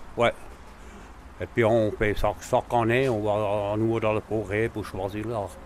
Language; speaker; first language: French; non-native, local second language; Swiss German